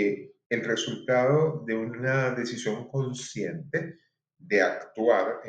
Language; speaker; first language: Spanish; native; Spanish